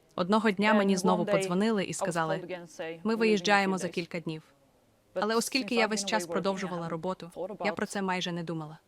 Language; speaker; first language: Ukrainian; non-native, fluent; Swedish